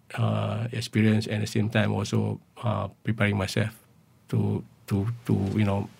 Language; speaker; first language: English; non-native, local second language; Malay